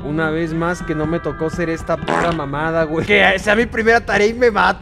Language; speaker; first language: Spanish; native; Spanish